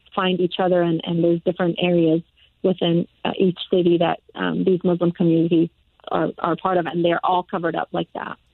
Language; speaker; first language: English; early bilingual, other home language; Persian